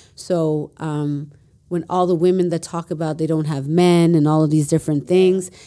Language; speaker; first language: English; native; English